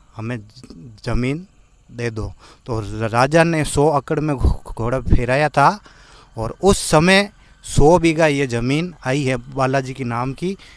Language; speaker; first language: Hindi; native; Hindi